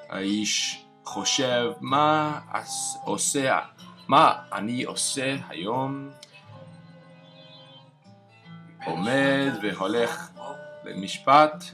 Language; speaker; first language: Hebrew; non-native, learner; English